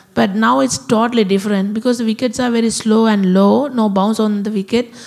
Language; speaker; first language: English; non-native, local second language; Sinhala